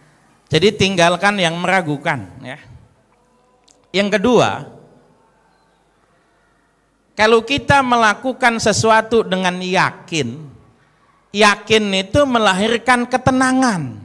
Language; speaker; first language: Indonesian; native; Indonesian